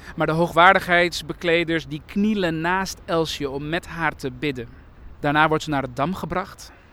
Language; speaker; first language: Dutch; early bilingual, other home language; Persian